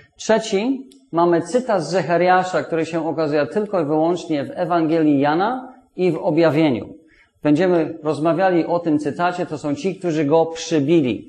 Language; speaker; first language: Polish; non-native, fluent; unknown